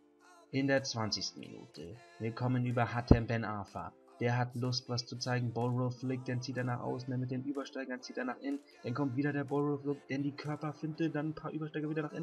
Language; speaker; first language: German; native; German